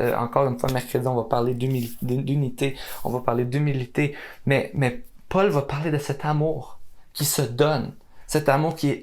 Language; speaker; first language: French; native; French